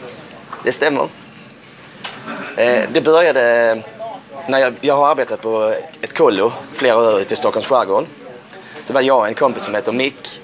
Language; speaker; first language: Swedish; native; Swedish